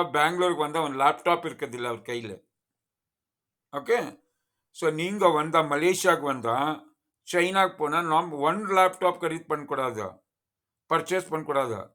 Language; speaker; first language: Tamil; non-native, learner; Kannada